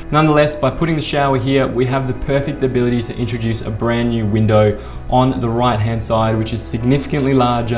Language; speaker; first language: English; native; English